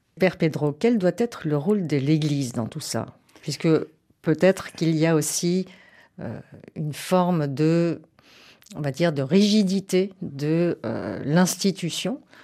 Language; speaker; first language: French; native; French